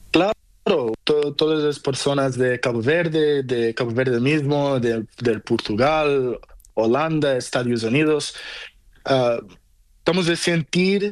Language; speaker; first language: Spanish; non-native, learner; Portuguese